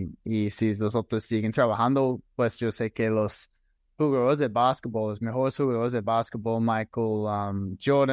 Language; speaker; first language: Spanish; non-native, fluent; English